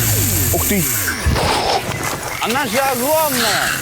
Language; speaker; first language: Russian; native; Russian